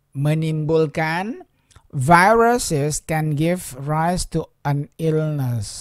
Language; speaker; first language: English; non-native, fluent; Indonesian